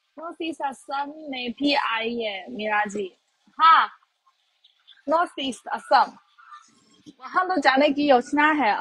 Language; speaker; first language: Hindi; non-native, fluent; Chinese